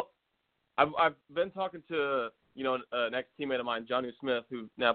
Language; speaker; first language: English; native; English